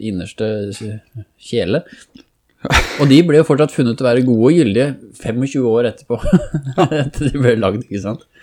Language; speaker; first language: Norwegian; native; Norwegian